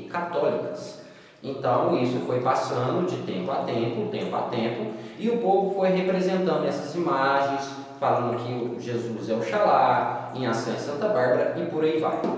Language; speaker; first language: Portuguese; native; Portuguese